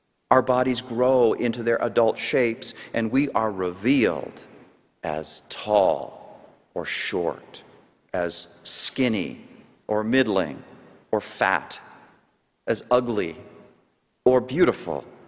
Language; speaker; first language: English; native; English